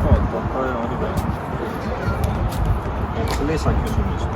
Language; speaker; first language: Finnish; non-native, learner; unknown